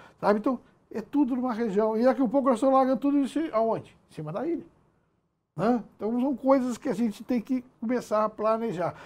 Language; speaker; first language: Portuguese; native; Portuguese